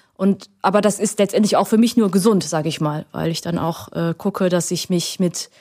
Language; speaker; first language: German; early bilingual, other home language; Vietnamese